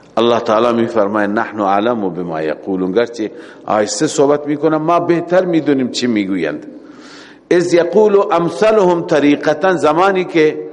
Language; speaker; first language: Persian; native; Persian